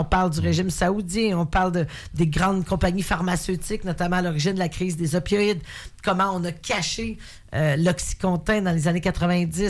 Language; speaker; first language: French; native; French